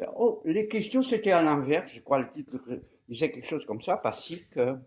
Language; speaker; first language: French; non-native, fluent; Portuguese